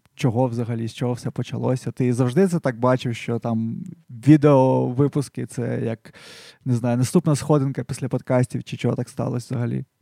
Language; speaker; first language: Ukrainian; non-native, local second language; Russian